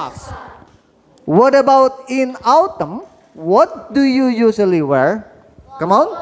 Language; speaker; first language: English; non-native, fluent; Indonesian